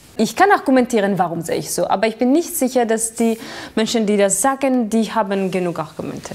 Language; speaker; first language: German; non-native, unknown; Georgian